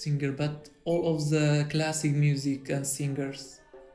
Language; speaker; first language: English; non-native, learner; Arabic